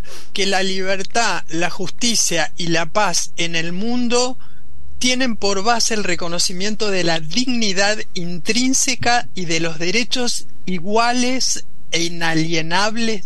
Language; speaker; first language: Spanish; native; Spanish